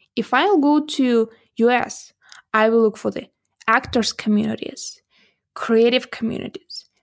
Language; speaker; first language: English; non-native, fluent; Russian